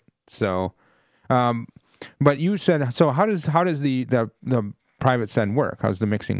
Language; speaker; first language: English; native; English